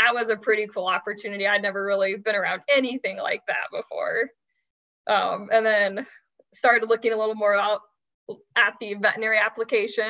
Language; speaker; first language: English; native; English